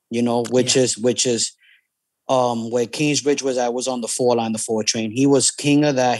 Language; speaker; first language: English; native; English